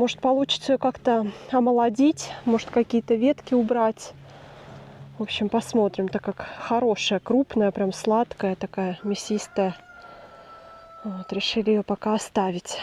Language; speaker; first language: Russian; native; Russian